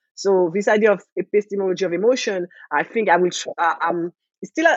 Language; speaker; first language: English; non-native, fluent; French